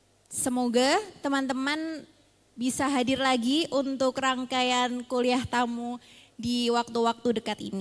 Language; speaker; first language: Indonesian; native; Indonesian